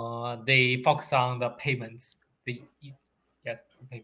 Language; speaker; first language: English; non-native, learner; Chinese